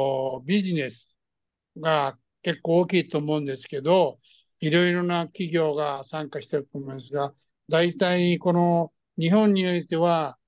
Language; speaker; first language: Japanese; early bilingual, heritage; Japanese